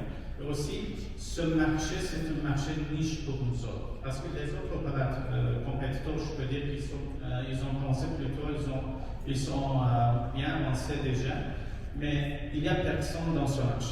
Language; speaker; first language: French; non-native, fluent; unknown